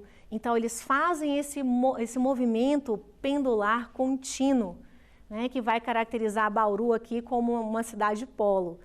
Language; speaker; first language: Portuguese; native; Portuguese